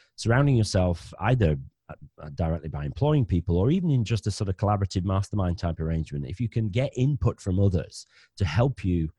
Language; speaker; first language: English; native; English